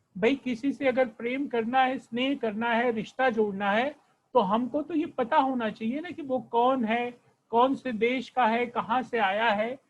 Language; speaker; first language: Hindi; non-native, local second language; Marathi